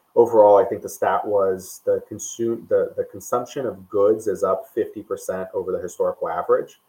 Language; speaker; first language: English; non-native, fluent; Portuguese